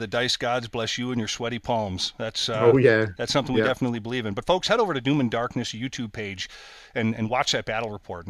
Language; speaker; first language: English; native; English